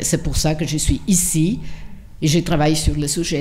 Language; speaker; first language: French; non-native, fluent; Spanish